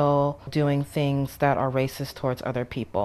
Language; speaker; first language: English; native; English